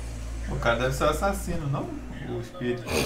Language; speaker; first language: Portuguese; native; Portuguese